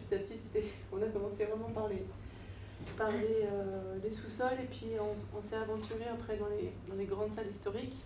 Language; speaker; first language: French; native; French